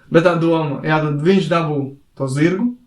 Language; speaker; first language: Latvian; native; Latvian